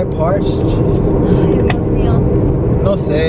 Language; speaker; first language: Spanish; non-native, learner; English